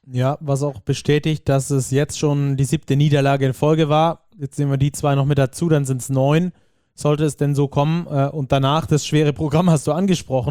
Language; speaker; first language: German; native; German